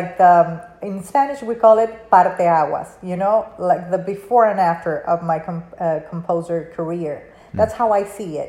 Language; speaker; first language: English; non-native, fluent; Spanish